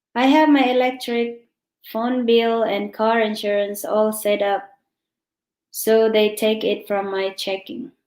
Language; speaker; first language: English; non-native, local second language; Filipino